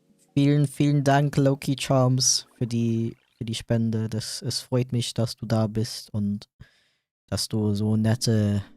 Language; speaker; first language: German; non-native, fluent; English